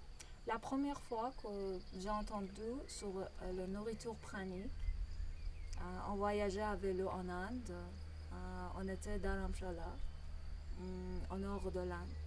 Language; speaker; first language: French; non-native, learner; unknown